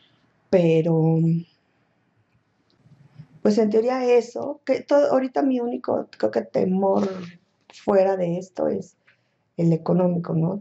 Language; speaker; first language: Spanish; native; Spanish